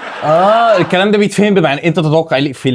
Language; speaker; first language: Arabic; native; Arabic